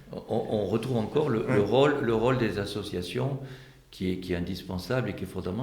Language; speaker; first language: French; native; French